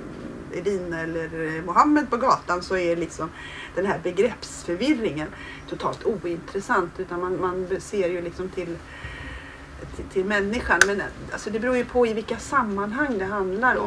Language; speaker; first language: Swedish; native; Swedish